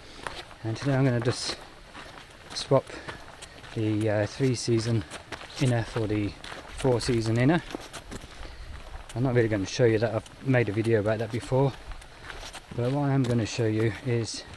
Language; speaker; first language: English; native; English